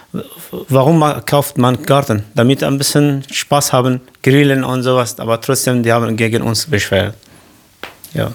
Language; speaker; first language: German; non-native, learner; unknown